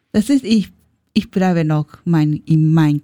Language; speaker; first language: German; non-native, learner; Japanese